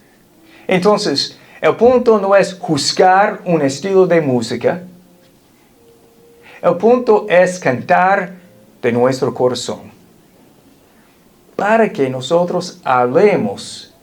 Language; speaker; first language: Spanish; non-native, fluent; English